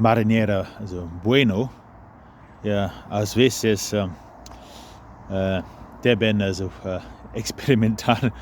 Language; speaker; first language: Spanish; non-native, fluent; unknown